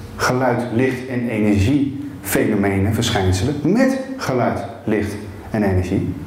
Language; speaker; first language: Dutch; native; Dutch